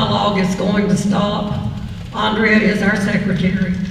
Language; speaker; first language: English; native; English